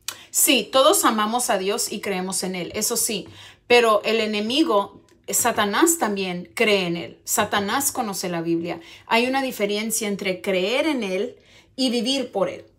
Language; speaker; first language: Spanish; early bilingual, heritage; Spanish